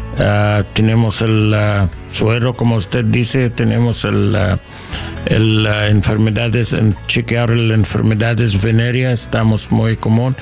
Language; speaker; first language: Spanish; non-native, learner; English